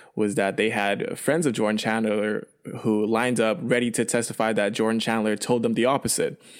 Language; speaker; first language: English; early bilingual, other home language; Chinese